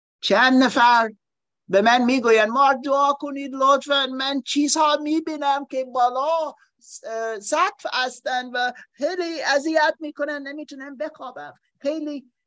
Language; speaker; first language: Persian; non-native, learner; German